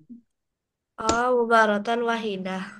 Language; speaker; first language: Arabic; non-native, learner; Indonesian